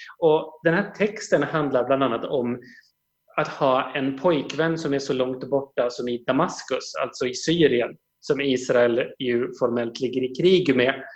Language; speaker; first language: Swedish; native; Swedish